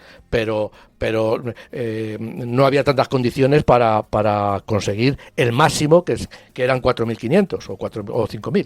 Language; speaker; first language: Spanish; native; Spanish